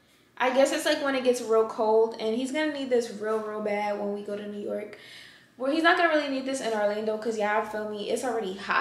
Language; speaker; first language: English; native; English